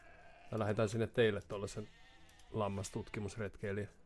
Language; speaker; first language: Finnish; native; Finnish